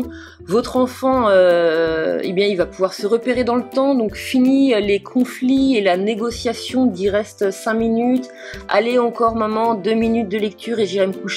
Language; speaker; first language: French; native; French